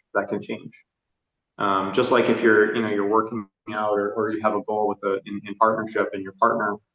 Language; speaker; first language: English; native; English